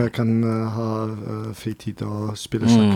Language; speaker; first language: Norwegian; non-native, learner; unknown